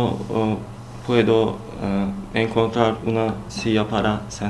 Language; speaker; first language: Spanish; non-native, learner; Turkish